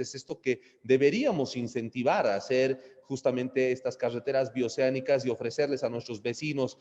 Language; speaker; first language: Spanish; native; Spanish